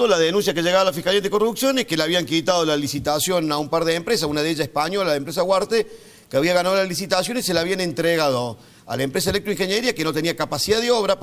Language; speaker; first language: Spanish; native; Spanish